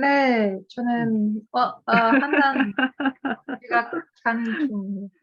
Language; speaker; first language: Korean; non-native, learner; Russian